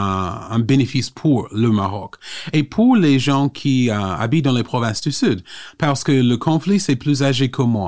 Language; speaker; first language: French; non-native, fluent; English